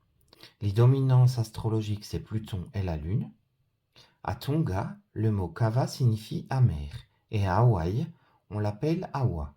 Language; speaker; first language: French; native; French